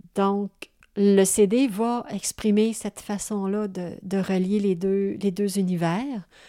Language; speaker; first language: French; native; French